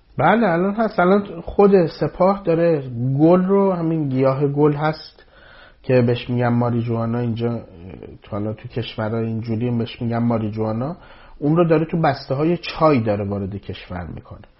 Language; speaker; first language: Persian; native; Persian